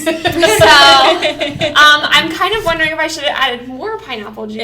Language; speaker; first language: English; native; English